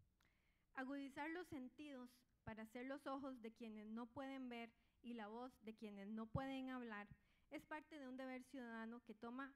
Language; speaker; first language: Spanish; native; Spanish